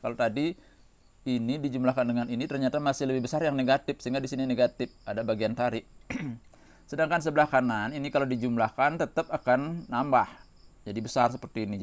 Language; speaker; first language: Indonesian; native; Indonesian